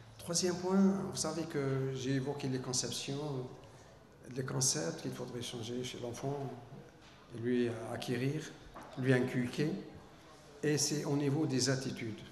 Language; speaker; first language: French; non-native, local second language; Arabic